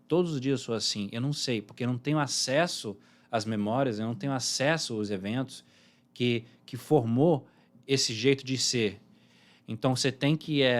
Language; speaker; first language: Portuguese; early bilingual, heritage; Portuguese